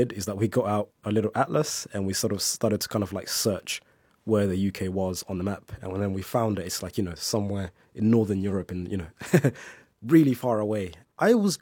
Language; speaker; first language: English; early bilingual, other home language; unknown